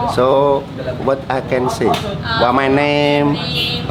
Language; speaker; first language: English; non-native, learner; Indonesian